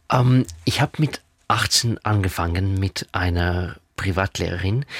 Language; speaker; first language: German; non-native, fluent; Russian